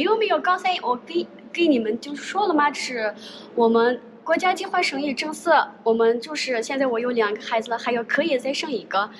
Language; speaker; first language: Chinese; non-native, local second language; Uyghur